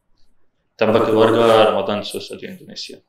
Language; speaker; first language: Indonesian; non-native, learner; Arabic